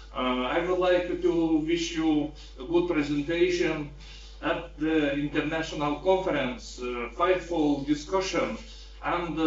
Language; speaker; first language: English; non-native, learner; Lithuanian